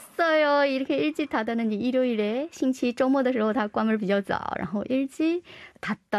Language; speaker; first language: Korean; non-native, fluent; Chinese